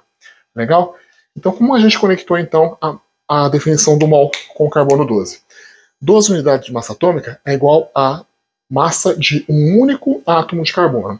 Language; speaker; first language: Portuguese; native; Portuguese